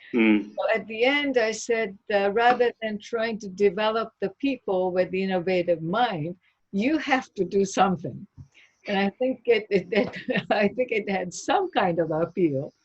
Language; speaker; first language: English; non-native, fluent; Japanese